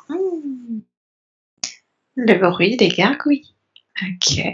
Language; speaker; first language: French; native; French